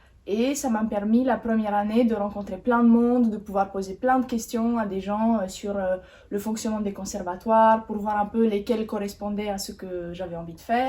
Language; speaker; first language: French; native; French